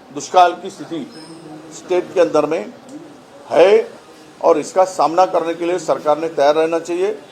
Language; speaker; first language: Hindi; non-native, local second language; Marathi